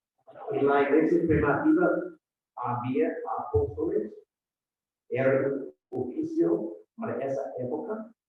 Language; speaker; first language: Spanish; non-native, fluent; English